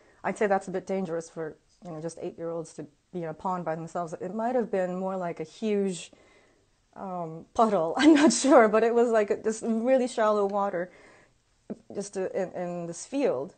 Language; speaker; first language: English; early bilingual, other home language; Japanese